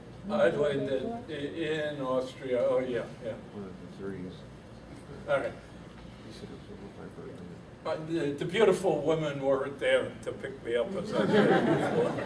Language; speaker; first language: English; native; English